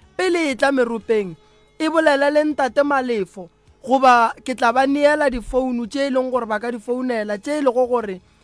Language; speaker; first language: Northern Sotho; native; Northern Sotho